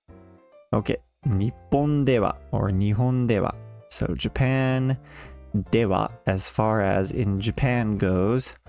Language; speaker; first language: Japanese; non-native, fluent; English